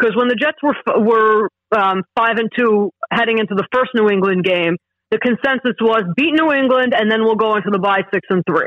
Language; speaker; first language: English; native; English